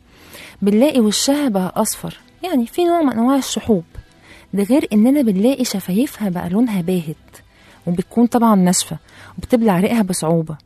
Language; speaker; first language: Arabic; native; Arabic